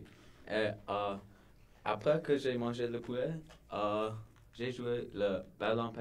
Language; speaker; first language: French; non-native, learner; English